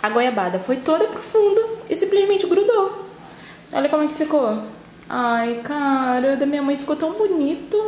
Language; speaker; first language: Portuguese; native; Portuguese